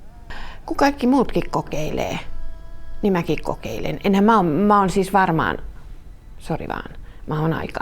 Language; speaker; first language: Finnish; native; Finnish